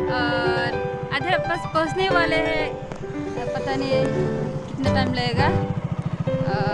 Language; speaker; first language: Hindi; non-native, local second language; Assamese